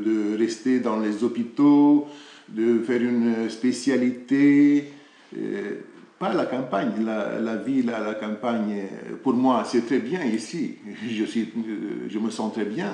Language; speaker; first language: French; non-native, fluent; Romanian